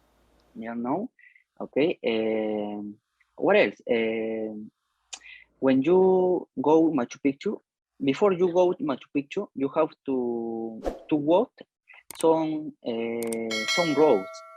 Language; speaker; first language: English; non-native, learner; Spanish